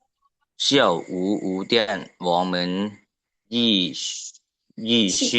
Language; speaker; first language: Chinese; non-native, learner; Lao